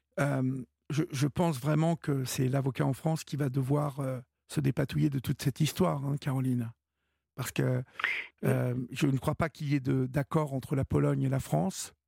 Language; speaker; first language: French; native; French